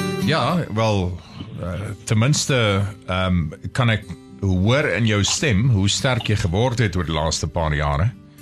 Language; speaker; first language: Afrikaans; native; Afrikaans